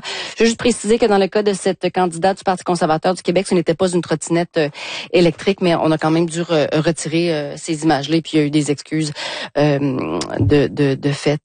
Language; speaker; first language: French; native; French